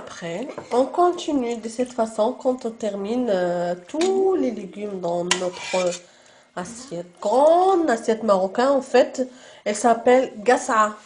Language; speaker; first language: French; non-native, local second language; Arabic